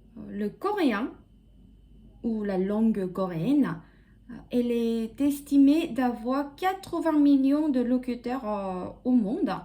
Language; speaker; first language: French; non-native, fluent; Korean